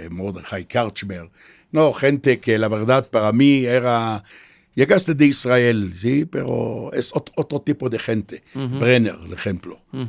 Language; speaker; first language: Spanish; non-native, fluent; Hebrew